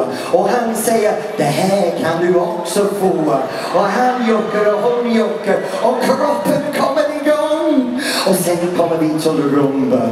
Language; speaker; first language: Swedish; non-native, fluent; English